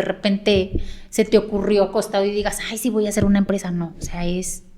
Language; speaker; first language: Spanish; native; Spanish